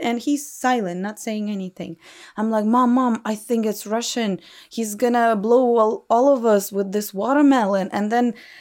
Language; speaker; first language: English; non-native, fluent; Russian